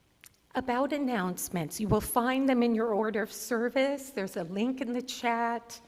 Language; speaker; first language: English; native; English